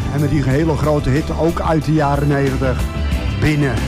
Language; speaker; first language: Dutch; native; Dutch